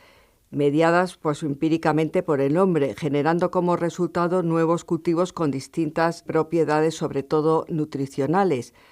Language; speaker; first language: Spanish; native; Spanish